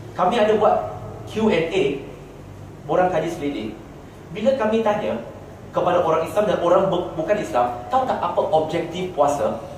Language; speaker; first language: Malay; non-native, local second language; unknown